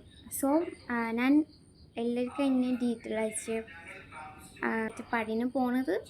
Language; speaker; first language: Malayalam; non-native, local second language; Bangla